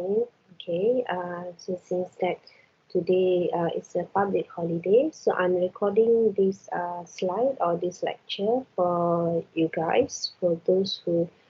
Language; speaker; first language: English; non-native, local second language; Malay